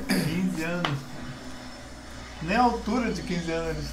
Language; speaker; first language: Portuguese; native; Portuguese